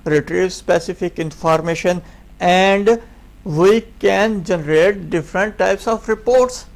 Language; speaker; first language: English; non-native, local second language; Urdu